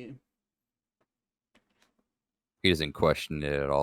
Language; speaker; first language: English; native; English